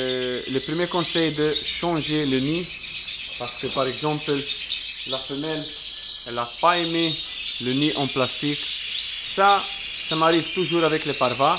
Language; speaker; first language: French; non-native, learner; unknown